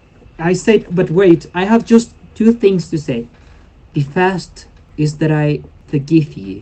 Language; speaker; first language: English; non-native, fluent; Spanish